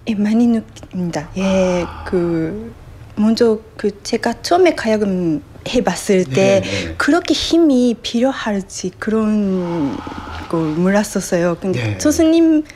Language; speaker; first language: Korean; non-native, fluent; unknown